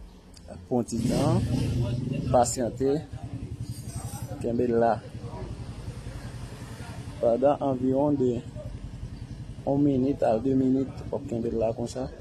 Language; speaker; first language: French; non-native, learner; Haitian Creole